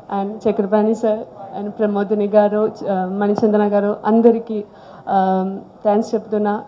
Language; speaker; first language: Telugu; non-native, learner; Malayalam